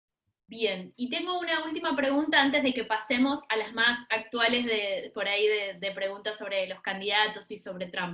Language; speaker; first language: Spanish; native; Spanish